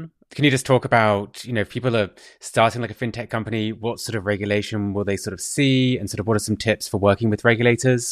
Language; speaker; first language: English; native; English